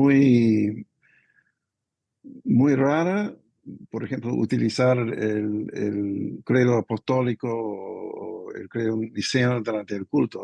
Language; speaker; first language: Spanish; non-native, fluent; English